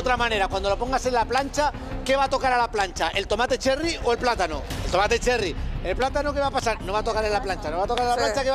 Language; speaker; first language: Spanish; native; Spanish